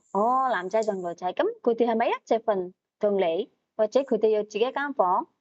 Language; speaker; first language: Cantonese; native; Cantonese